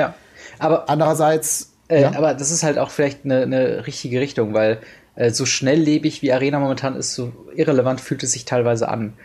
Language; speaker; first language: German; native; German